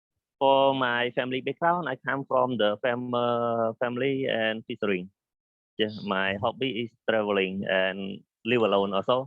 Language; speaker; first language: English; non-native, learner; Khmer